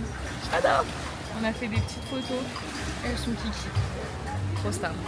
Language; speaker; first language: French; native; French